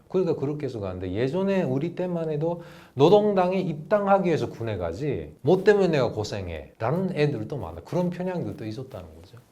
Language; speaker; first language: Korean; native; Korean